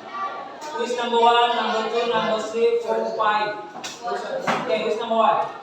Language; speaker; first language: English; non-native, learner; Indonesian